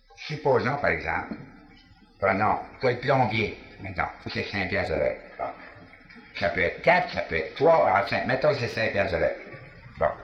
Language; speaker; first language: French; native; French